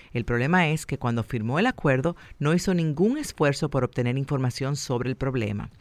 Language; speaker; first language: Spanish; native; Spanish